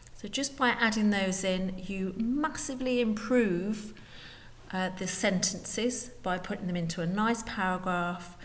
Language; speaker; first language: English; native; English